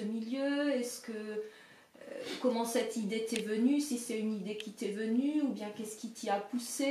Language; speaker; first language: French; native; French